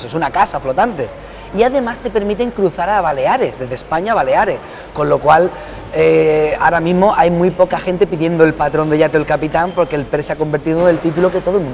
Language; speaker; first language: Spanish; native; Spanish